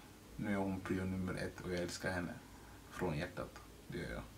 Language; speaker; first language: Swedish; early bilingual, other home language; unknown